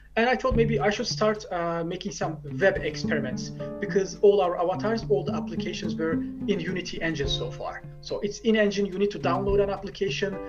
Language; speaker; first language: English; non-native, fluent; Turkish